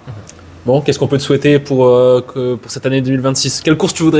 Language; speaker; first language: French; native; French